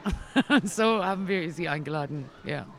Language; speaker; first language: German; non-native, learner; English